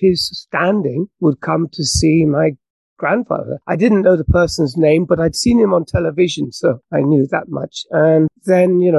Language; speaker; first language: English; native; English